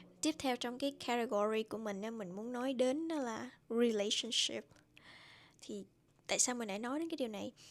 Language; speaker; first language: Vietnamese; native; Vietnamese